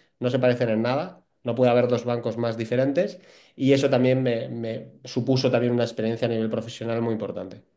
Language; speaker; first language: Spanish; native; Spanish